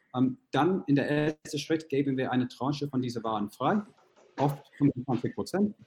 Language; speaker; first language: German; non-native, fluent; English